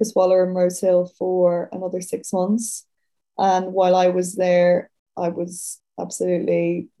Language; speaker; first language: English; native; English